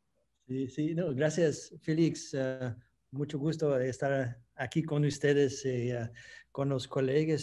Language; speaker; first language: Spanish; non-native, fluent; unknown